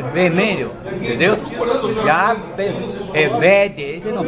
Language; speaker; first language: Portuguese; non-native, learner; Chinese